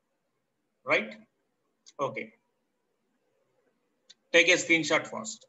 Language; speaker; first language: English; non-native, local second language; Telugu